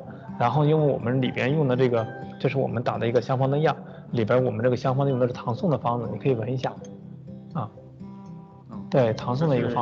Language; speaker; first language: Chinese; native; Chinese